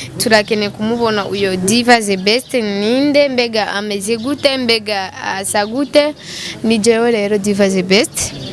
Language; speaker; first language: Rundi; native; Rundi